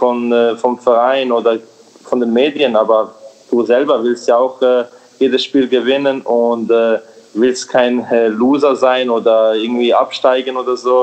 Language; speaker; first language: German; early bilingual, other home language; Serbian